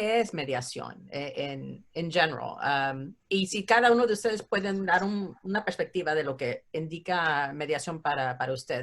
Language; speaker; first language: Spanish; early bilingual, heritage; Spanish